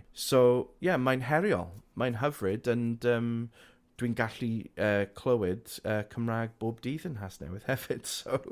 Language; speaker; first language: Welsh; non-native, local second language; English